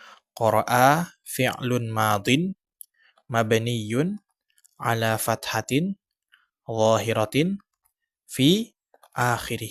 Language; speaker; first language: Arabic; non-native, fluent; Indonesian